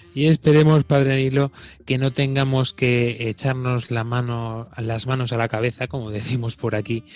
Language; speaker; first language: Spanish; native; Spanish